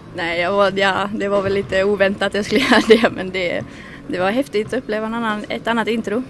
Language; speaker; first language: Swedish; native; Swedish